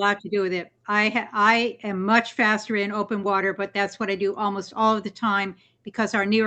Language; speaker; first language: English; native; English